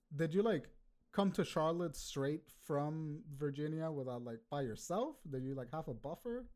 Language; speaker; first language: English; early bilingual, other home language; Spanish